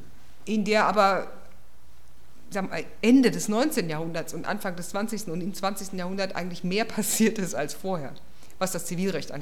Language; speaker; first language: German; native; German